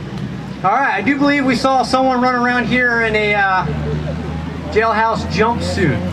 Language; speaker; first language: English; native; English